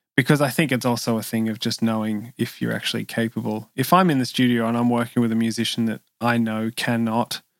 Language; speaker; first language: English; native; English